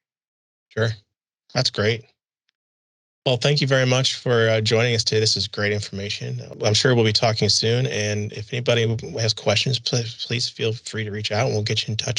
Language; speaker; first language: English; native; English